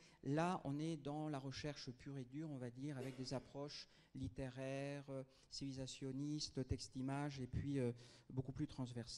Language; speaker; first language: French; native; French